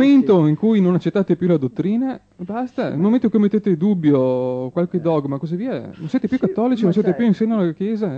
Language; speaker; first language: Italian; native; Italian